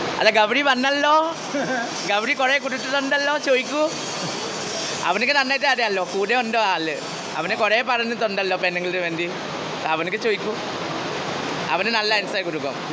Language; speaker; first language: Malayalam; non-native, fluent; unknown